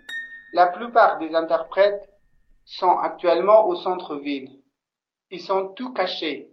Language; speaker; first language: French; non-native, local second language; Persian